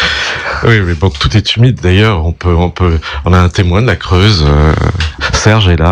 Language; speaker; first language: French; native; French